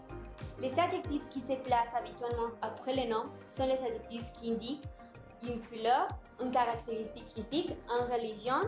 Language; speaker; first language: French; non-native, learner; Spanish